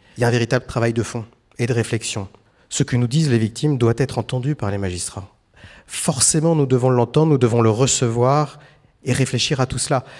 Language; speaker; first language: French; native; French